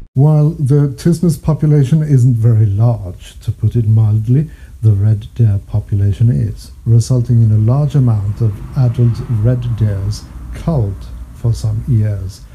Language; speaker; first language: English; non-native, fluent; Norwegian